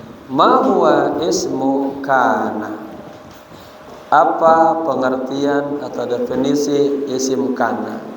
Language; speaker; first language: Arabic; non-native, fluent; Indonesian